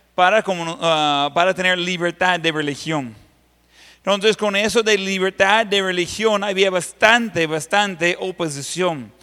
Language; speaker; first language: Spanish; non-native, fluent; English